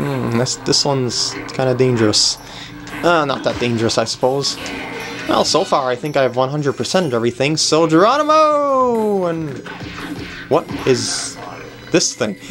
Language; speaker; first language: English; native; English